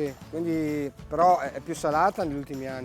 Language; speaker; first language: Italian; native; Italian